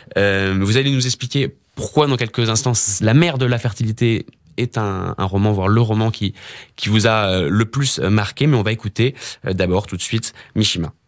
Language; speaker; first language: French; native; French